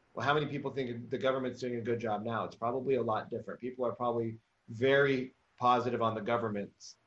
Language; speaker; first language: English; native; English